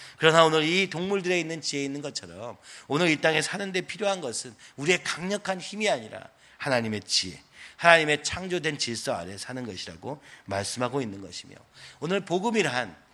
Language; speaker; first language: Korean; native; Korean